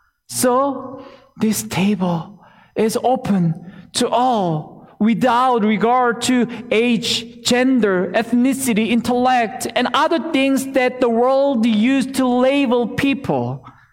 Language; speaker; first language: English; non-native, fluent; Korean